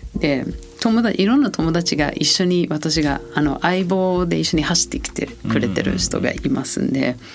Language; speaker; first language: Japanese; non-native, fluent; English